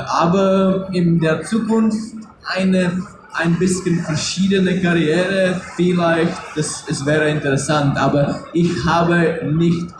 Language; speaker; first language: German; non-native, learner; Czech